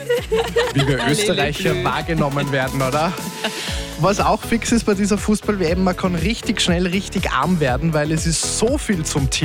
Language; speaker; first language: German; native; German